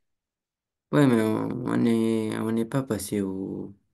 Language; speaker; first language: French; non-native, learner; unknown